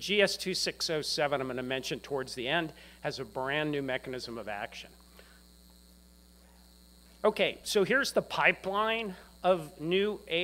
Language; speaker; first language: English; native; English